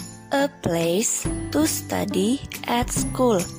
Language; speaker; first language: English; non-native, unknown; Indonesian